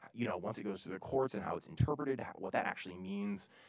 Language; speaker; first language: English; native; English